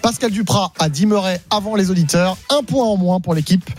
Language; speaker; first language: French; native; French